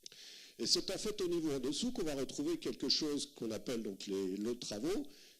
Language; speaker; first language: French; native; French